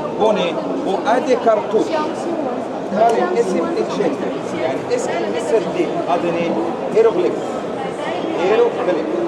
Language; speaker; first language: Turkish; non-native, learner; Arabic